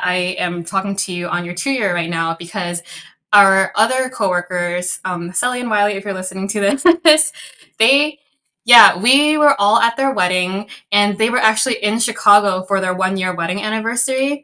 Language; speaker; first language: English; early bilingual, other home language; Cantonese